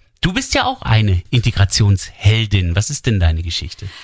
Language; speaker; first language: German; native; German